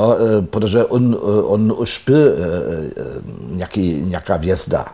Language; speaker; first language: Czech; non-native, fluent; German